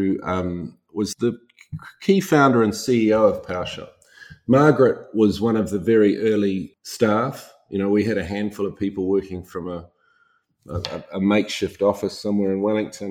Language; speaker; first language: English; native; English